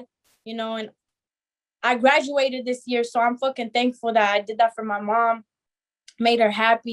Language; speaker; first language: English; native; English